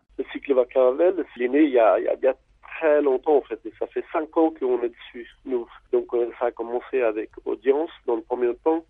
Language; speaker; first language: French; non-native, fluent; Albanian